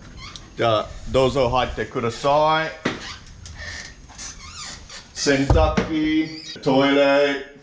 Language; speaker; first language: Japanese; non-native, learner; English